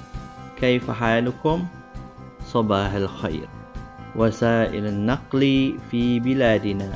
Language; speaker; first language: Arabic; non-native, fluent; Malay